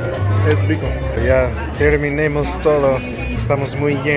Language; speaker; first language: Spanish; non-native, learner; English